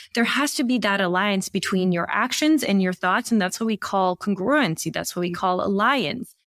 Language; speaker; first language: English; early bilingual, other home language; Bosnian